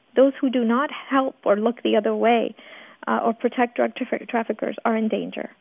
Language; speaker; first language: English; early bilingual, other home language; Persian